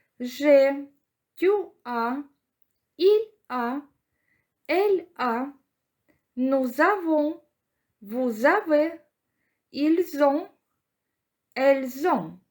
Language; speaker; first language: French; non-native, fluent; Ukrainian